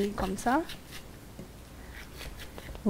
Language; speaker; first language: French; non-native, learner; Hindi